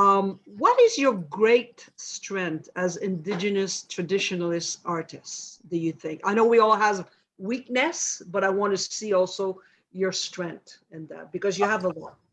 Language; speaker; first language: English; non-native, fluent; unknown